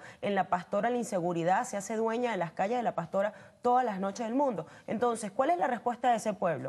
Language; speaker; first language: Spanish; native; Spanish